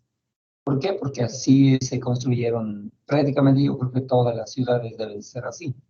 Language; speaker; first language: Spanish; native; Spanish